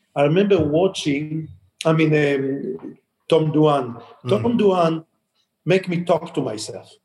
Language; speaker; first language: English; non-native, fluent; Hebrew